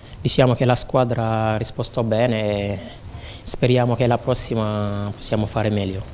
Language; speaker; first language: Italian; non-native, fluent; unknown